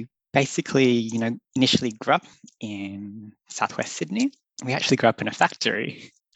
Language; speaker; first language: English; native; English